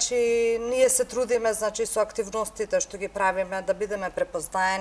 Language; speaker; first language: Macedonian; native; Macedonian